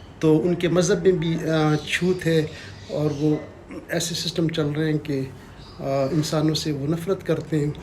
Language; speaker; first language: Urdu; non-native, local second language; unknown